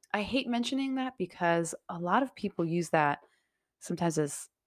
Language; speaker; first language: English; early bilingual, other home language; Portuguese